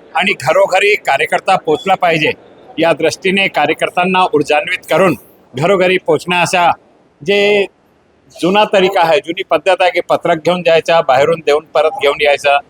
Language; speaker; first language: Marathi; non-native, local second language; Hindi